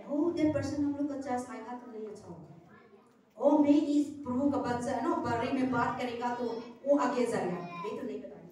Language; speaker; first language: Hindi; non-native, local second language; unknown